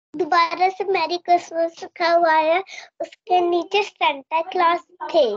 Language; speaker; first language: Hindi; native; Hindi